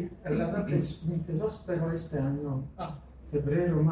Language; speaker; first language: Spanish; non-native, fluent; Portuguese